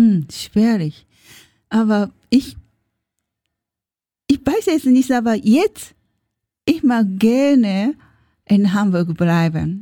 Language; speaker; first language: German; non-native, learner; Japanese